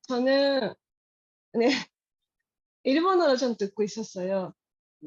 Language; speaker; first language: Korean; non-native, learner; Japanese